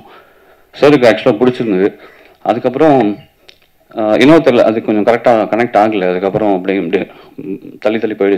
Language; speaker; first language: Tamil; native; Tamil